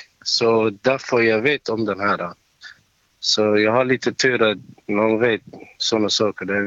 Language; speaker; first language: Swedish; non-native, learner; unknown